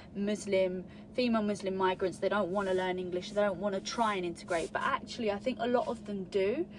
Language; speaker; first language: English; native; English